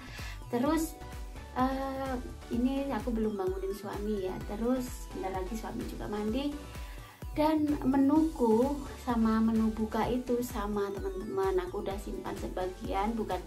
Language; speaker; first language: Indonesian; non-native, local second language; Javanese